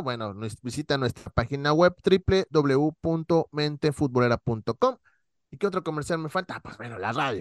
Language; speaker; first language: Spanish; native; Spanish